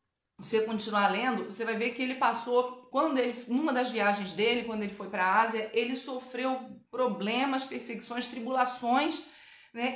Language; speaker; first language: Portuguese; native; Portuguese